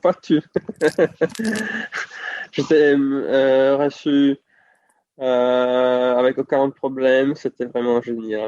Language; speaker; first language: French; non-native, fluent; Czech